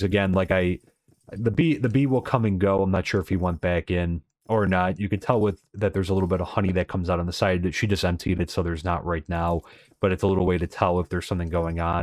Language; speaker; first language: English; native; English